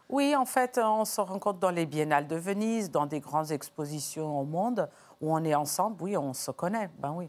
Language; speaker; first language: French; non-native, fluent; Portuguese